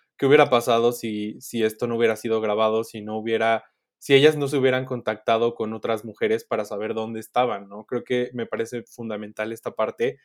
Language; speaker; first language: Spanish; native; Spanish